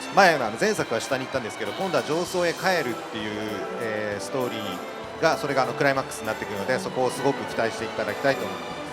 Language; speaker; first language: Japanese; native; Japanese